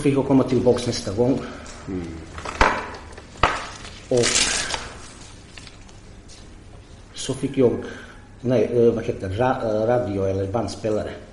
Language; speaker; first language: Swedish; non-native, fluent; Croatian